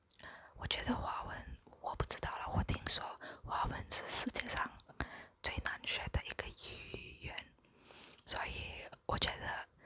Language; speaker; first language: Chinese; non-native, local second language; English